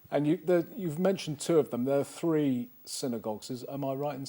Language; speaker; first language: English; native; English